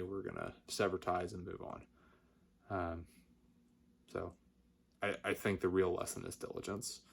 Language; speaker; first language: English; native; English